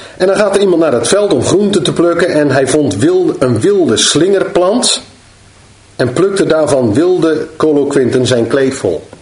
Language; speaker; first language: Dutch; native; Dutch